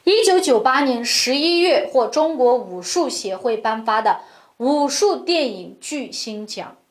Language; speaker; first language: Chinese; non-native, local second language; Uyghur